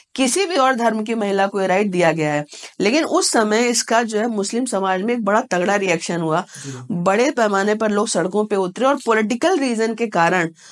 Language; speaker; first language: Hindi; native; Hindi